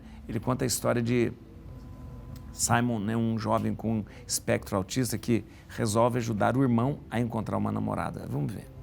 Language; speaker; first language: Portuguese; native; Portuguese